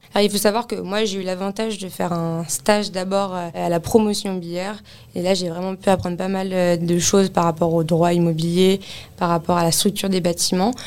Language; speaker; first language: French; native; French